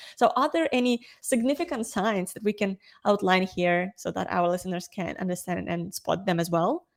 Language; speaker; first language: English; non-native, fluent; Ukrainian